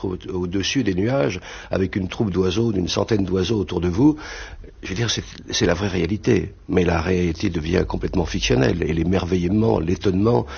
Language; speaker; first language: French; native; French